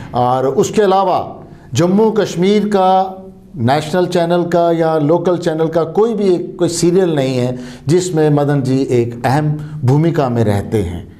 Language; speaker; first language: Hindi; non-native, local second language; Kashmiri